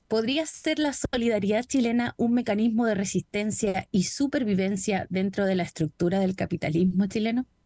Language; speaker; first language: Spanish; native; Spanish